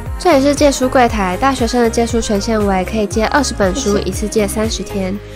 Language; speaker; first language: Chinese; native; Chinese